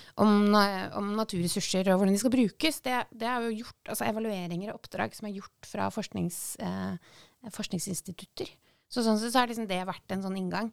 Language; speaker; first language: Norwegian; native; Norwegian